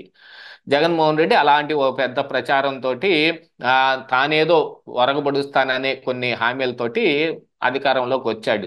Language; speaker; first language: Telugu; native; Telugu